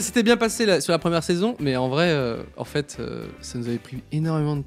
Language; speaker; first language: French; native; French